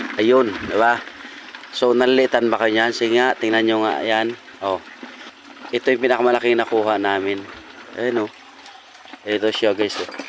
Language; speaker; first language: Filipino; non-native, local second language; Cebuano